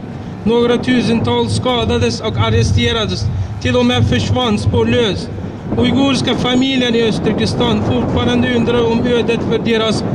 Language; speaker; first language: Swedish; non-native, fluent; Uyghur